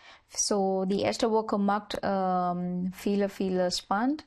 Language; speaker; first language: German; non-native, learner; Marathi